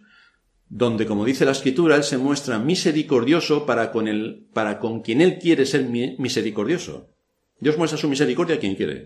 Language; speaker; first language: Spanish; native; Spanish